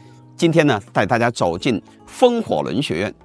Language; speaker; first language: Chinese; native; Chinese